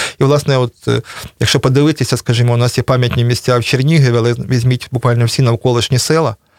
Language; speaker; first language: Ukrainian; native; Ukrainian